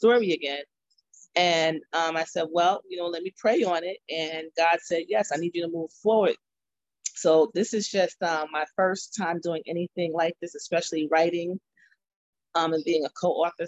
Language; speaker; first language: English; native; English